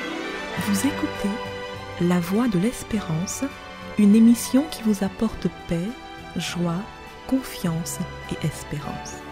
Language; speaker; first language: French; native; French